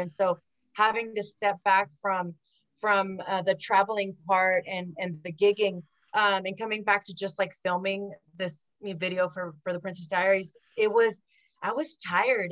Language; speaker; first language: English; early bilingual, other home language; Spanish